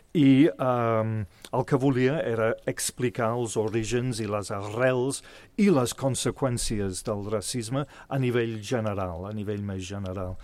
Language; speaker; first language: Catalan; non-native, fluent; English